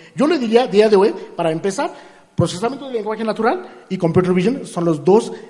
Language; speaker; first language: Spanish; non-native, fluent; Hindi